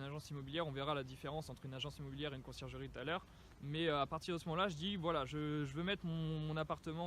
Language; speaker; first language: French; native; French